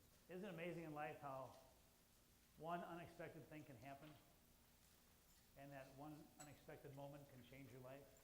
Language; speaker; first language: English; native; English